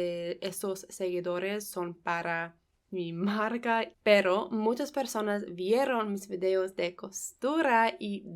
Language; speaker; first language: Spanish; non-native, fluent; English